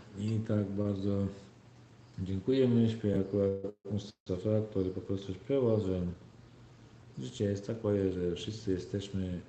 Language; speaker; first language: Polish; non-native, learner; Turkmen